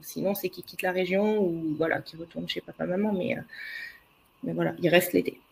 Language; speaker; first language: French; native; French